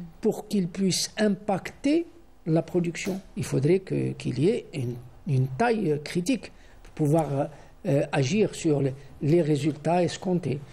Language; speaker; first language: French; non-native, local second language; Arabic